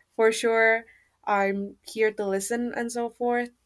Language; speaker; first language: English; non-native, fluent; Indonesian